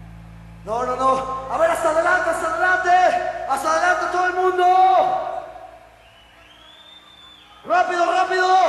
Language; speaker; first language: Spanish; native; Spanish